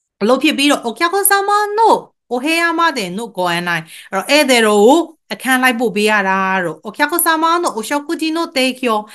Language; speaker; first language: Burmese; native; Burmese